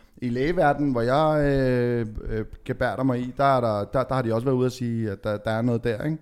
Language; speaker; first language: Danish; native; Danish